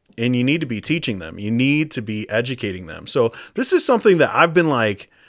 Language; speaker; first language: English; native; English